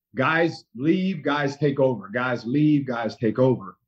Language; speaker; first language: English; native; English